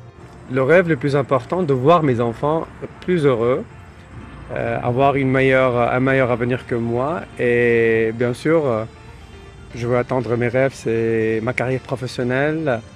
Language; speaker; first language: French; non-native, local second language; Arabic